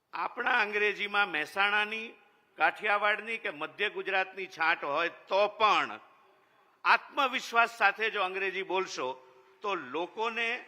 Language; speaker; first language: Gujarati; native; Gujarati